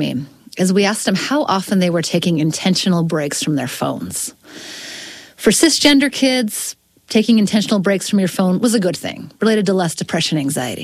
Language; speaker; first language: English; native; English